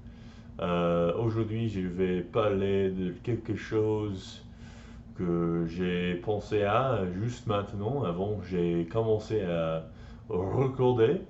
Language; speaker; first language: French; non-native, learner; English